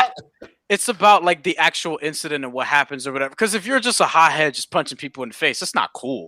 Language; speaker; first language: English; native; English